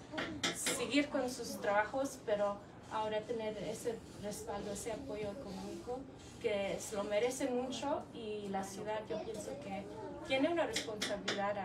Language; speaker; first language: Spanish; early bilingual, heritage; English